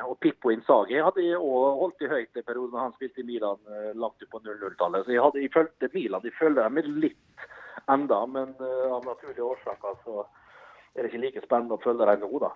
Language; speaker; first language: Norwegian; early bilingual, other home language; Dutch